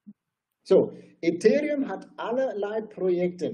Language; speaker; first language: German; non-native, fluent; Turkish